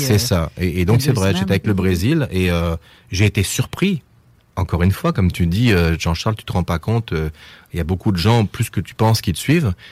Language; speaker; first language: French; native; French